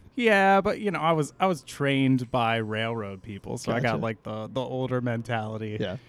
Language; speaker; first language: English; native; English